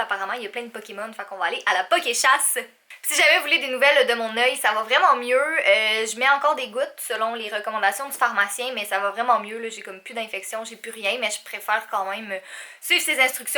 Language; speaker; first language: French; native; French